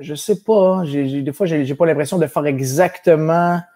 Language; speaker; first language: French; native; French